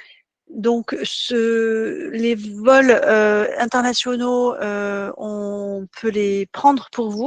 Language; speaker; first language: French; native; French